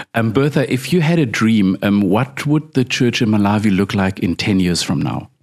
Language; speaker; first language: English; early bilingual, other home language; German